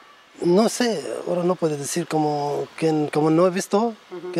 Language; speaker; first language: Spanish; non-native, learner; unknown